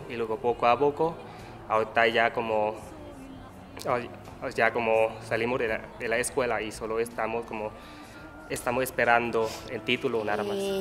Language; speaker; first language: Spanish; non-native, learner; Vietnamese